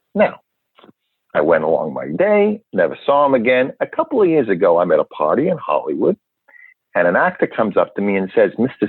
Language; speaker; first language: English; native; English